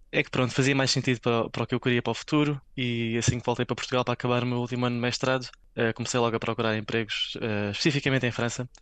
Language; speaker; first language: Portuguese; native; Portuguese